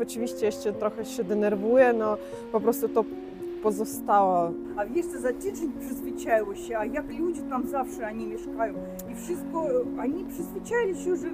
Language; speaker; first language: Polish; non-native, fluent; Russian